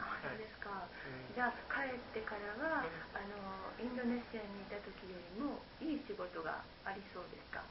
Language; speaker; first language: Japanese; native; Japanese